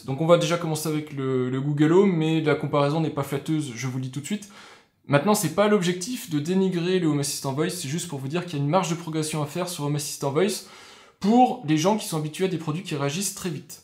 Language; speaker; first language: French; native; French